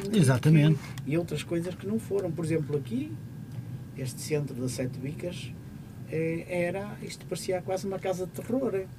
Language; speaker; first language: Portuguese; native; Portuguese